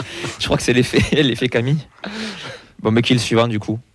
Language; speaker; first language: French; native; French